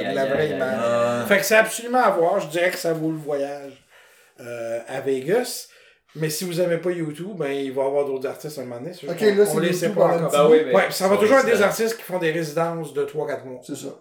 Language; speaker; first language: French; native; French